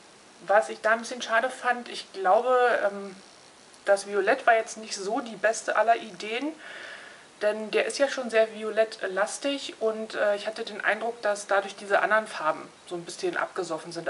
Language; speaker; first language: German; native; German